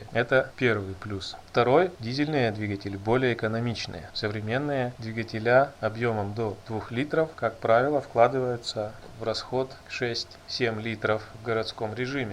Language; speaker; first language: Russian; native; Russian